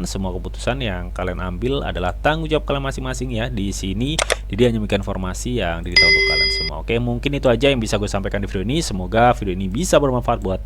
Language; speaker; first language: Indonesian; native; Indonesian